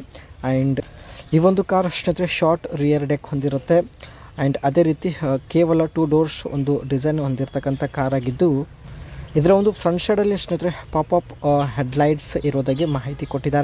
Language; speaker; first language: Kannada; native; Kannada